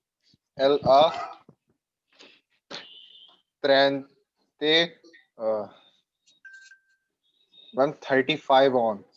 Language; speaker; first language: French; non-native, learner; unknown